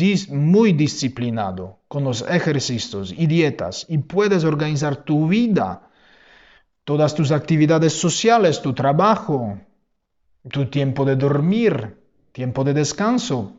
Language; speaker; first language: Spanish; non-native, fluent; Polish